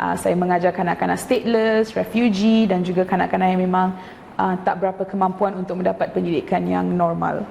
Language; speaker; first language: Malay; non-native, local second language; Tamil